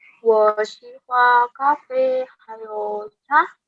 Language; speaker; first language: Chinese; non-native, learner; Indonesian